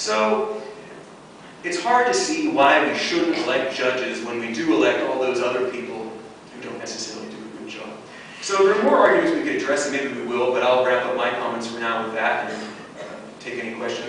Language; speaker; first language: English; native; English